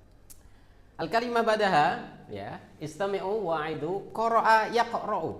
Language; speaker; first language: Arabic; non-native, fluent; Indonesian